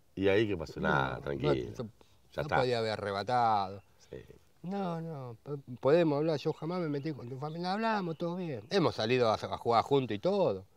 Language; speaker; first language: Spanish; native; Spanish